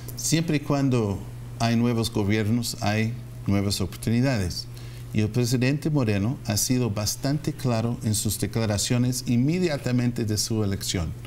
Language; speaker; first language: Spanish; non-native, fluent; English